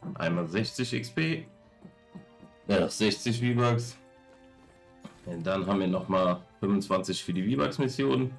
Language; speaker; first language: German; native; German